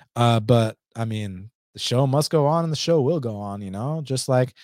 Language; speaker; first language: English; early bilingual, other home language; Spanish